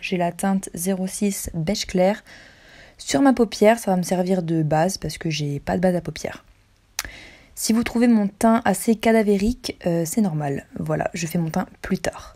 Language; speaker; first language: French; native; French